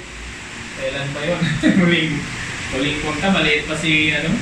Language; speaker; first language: Filipino; native; Filipino